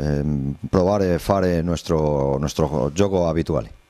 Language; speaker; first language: Italian; non-native, learner; Spanish